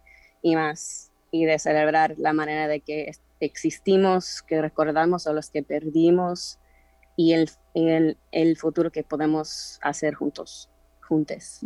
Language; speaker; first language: Spanish; early bilingual, heritage; Spanish